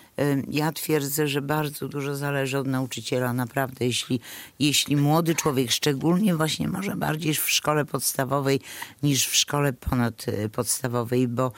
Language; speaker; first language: Polish; native; Polish